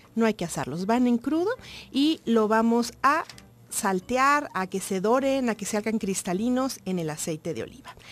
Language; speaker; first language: Spanish; native; Spanish